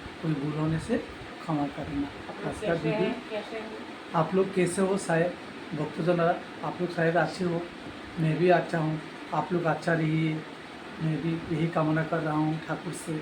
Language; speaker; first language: Hindi; non-native, learner; Bangla